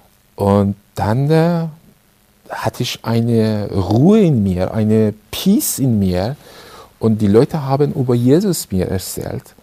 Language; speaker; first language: German; non-native, learner; Persian